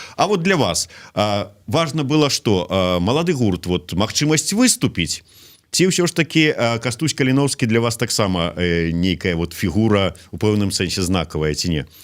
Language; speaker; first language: Belarusian; non-native, local second language; Russian